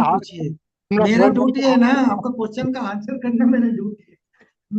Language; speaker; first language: Hindi; non-native, local second language; Telugu